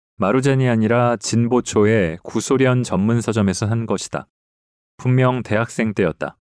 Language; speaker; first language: Korean; native; Korean